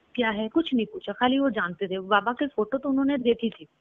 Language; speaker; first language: Hindi; native; Hindi